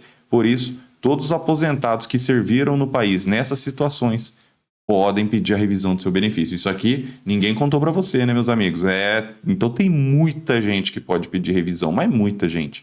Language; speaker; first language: Portuguese; native; Portuguese